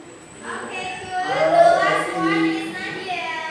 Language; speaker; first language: English; non-native, learner; Indonesian